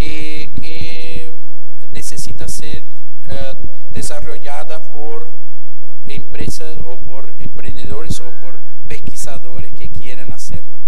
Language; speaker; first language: Spanish; non-native, fluent; Portuguese